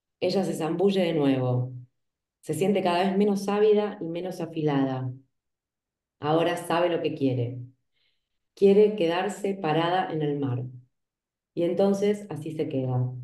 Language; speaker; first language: Spanish; native; Spanish